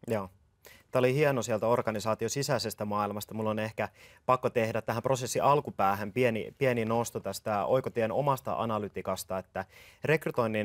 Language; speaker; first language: Finnish; native; Finnish